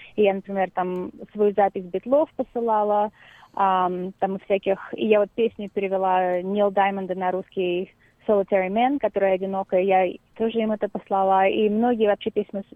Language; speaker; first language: Russian; native; Russian